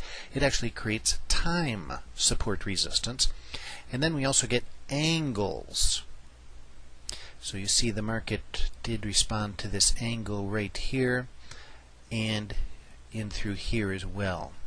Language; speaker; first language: English; native; English